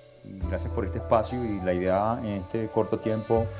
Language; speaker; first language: Spanish; native; Spanish